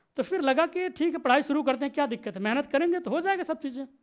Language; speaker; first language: Hindi; native; Hindi